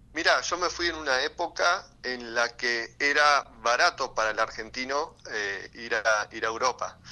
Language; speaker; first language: Spanish; native; Spanish